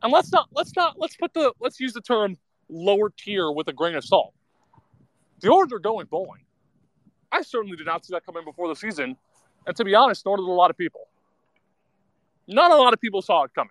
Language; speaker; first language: English; native; English